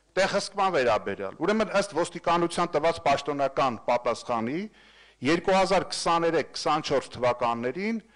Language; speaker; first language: Armenian; native; Armenian